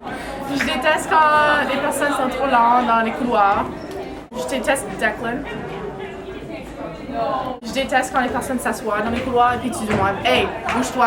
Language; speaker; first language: French; non-native, learner; English